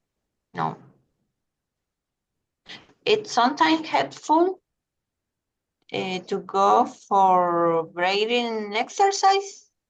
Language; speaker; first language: English; non-native, learner; Spanish